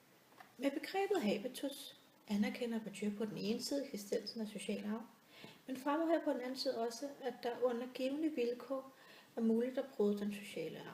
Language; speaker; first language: Danish; native; Danish